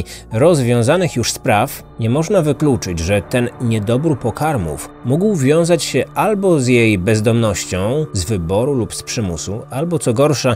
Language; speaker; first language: Polish; native; Polish